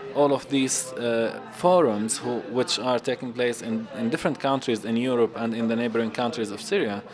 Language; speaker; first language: English; non-native, fluent; Arabic